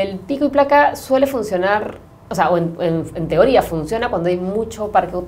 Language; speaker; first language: Spanish; native; Spanish